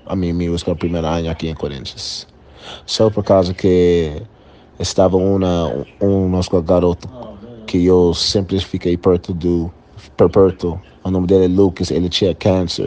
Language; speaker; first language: Portuguese; non-native, learner; English